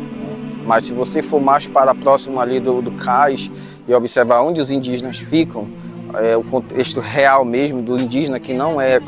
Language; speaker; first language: Portuguese; native; Portuguese